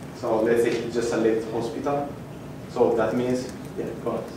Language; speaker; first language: English; non-native, fluent; Amharic